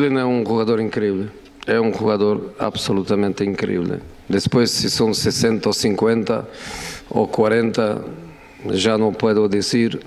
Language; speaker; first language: Spanish; non-native, fluent; Portuguese